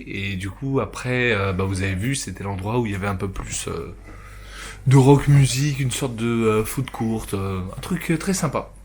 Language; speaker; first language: French; native; French